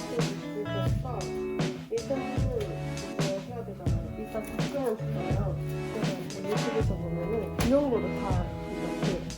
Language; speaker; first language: Korean; non-native, fluent; Japanese